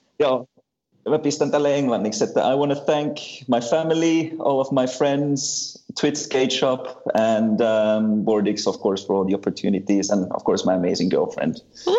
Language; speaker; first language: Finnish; early bilingual, heritage; Finnish